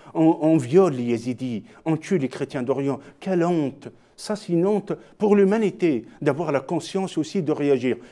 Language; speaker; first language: French; non-native, local second language; Arabic